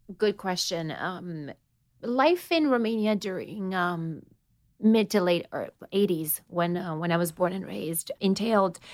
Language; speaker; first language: English; non-native, fluent; Romanian